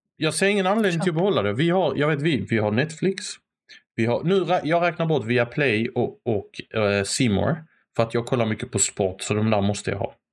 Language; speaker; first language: Swedish; native; Swedish